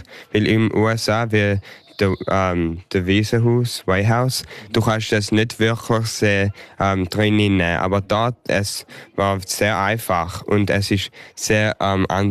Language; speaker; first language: German; early bilingual, heritage; English